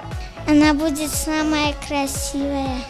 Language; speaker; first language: Russian; non-native, local second language; Tajik